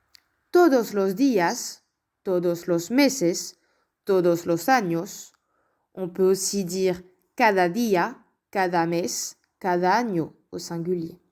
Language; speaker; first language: Spanish; non-native, fluent; French